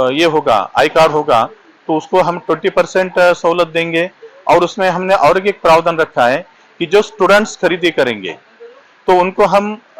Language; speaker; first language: Hindi; non-native, local second language; Marathi